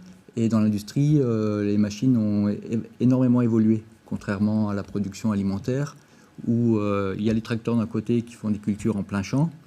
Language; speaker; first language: French; native; French